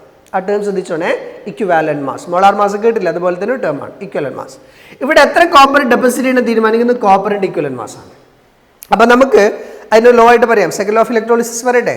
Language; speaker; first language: Malayalam; native; Malayalam